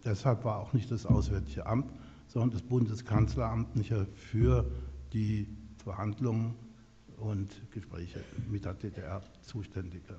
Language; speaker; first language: German; native; German